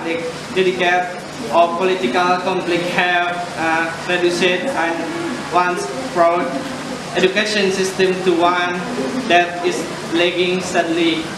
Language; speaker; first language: English; non-native, learner; Indonesian